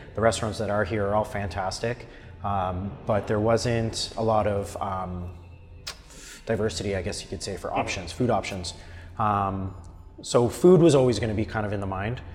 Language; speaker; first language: English; native; English